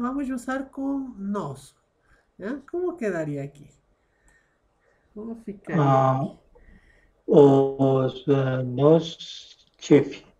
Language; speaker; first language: Portuguese; non-native, fluent; Spanish